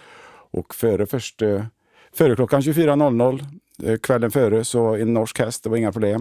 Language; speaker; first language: Swedish; native; Swedish